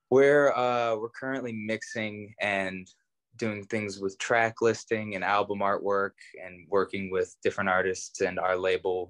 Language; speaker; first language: English; native; English